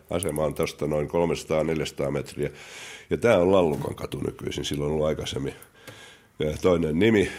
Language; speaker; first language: Finnish; native; Finnish